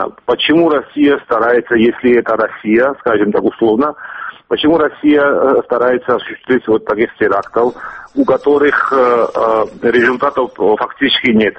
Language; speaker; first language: Russian; non-native, fluent; Georgian